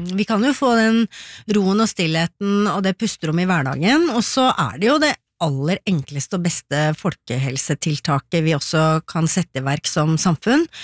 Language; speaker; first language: Norwegian; native; Norwegian